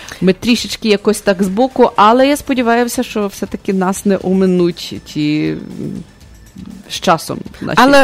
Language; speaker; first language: Ukrainian; native; Ukrainian